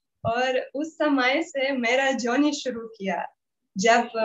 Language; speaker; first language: Hindi; non-native, learner; Russian